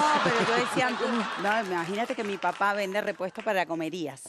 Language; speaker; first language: Spanish; native; Spanish